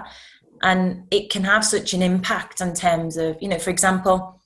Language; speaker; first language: English; native; English